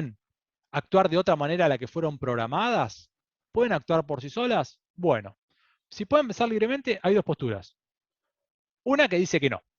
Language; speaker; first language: Spanish; native; Spanish